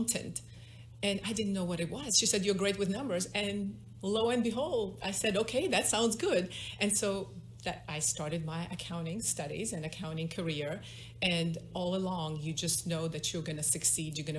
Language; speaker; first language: English; non-native, fluent; Russian